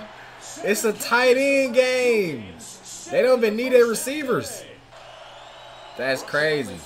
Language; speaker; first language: English; native; English